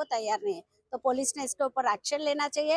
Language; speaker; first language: Hindi; non-native, local second language; Marathi